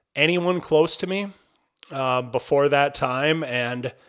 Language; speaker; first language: English; native; English